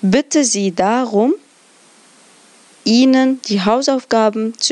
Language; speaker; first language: German; non-native, fluent; Arabic